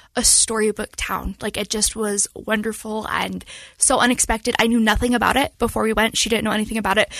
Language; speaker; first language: English; native; English